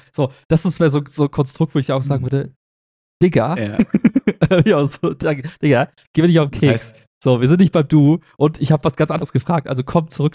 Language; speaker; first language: German; native; German